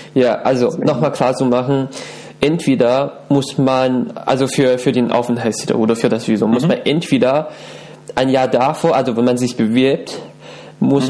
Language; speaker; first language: German; non-native, fluent; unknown